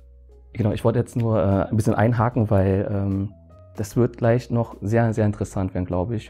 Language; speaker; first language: German; early bilingual, other home language; Vietnamese